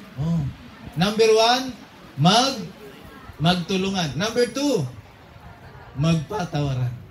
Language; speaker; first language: Filipino; non-native, local second language; Cebuano